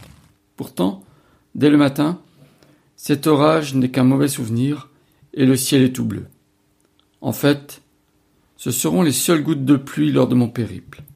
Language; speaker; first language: French; native; French